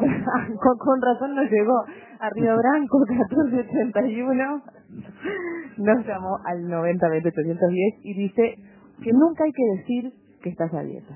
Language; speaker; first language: Spanish; native; Spanish